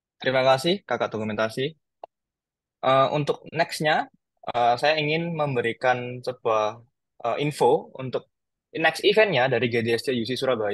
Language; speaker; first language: Indonesian; native; Indonesian